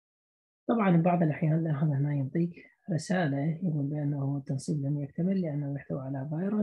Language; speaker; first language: Arabic; native; Arabic